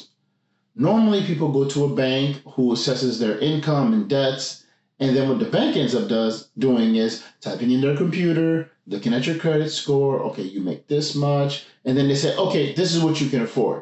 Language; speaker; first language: English; native; English